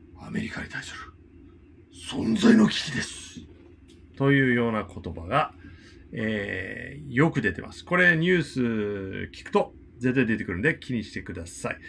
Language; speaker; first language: Japanese; non-native, fluent; English